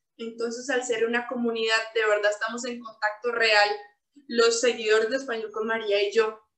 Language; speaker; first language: Spanish; native; Spanish